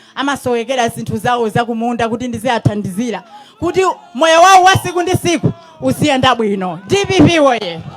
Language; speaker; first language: Nyanja; native; Nyanja